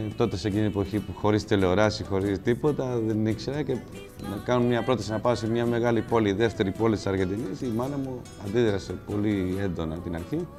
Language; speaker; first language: Greek; non-native, fluent; Spanish